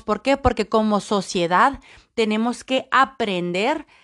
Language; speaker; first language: Spanish; native; Spanish